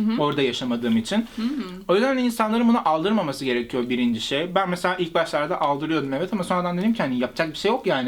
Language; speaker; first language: Turkish; native; Turkish